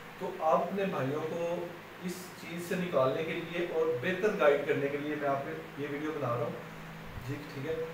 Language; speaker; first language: Urdu; non-native, local second language; Punjabi